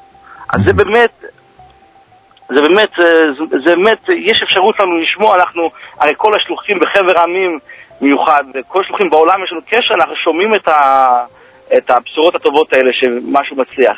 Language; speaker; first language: Hebrew; early bilingual, heritage; Hebrew